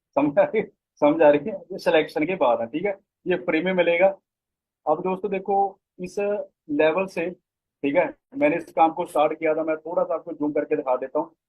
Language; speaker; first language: Hindi; native; Hindi